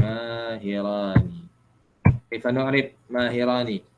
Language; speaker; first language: Arabic; non-native, fluent; Malay